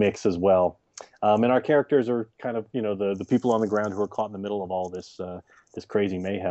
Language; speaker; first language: English; native; English